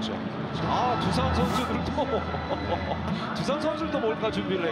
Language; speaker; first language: Korean; native; Korean